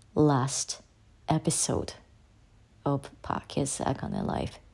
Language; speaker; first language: English; non-native, learner; Japanese